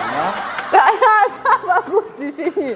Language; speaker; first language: Indonesian; non-native, learner; Russian